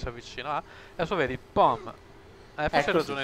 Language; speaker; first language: Italian; native; Italian